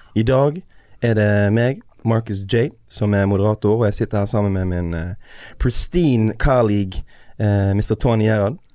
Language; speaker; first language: Norwegian; native; Norwegian